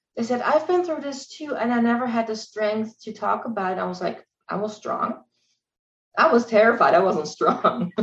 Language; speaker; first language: English; non-native, fluent; German